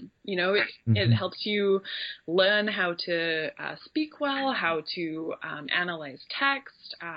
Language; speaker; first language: English; native; English